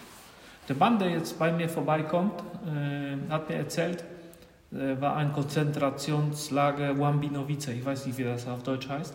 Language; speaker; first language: German; non-native, fluent; Polish